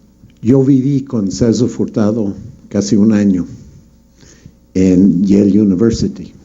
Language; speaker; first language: Spanish; non-native, fluent; English